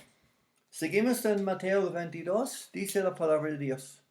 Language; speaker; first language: Spanish; non-native, fluent; English